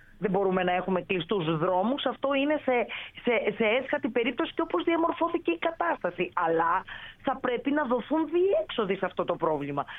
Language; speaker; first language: Greek; native; Greek